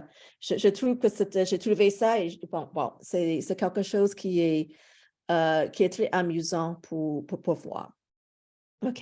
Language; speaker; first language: French; non-native, fluent; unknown